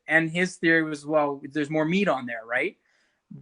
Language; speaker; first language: English; native; English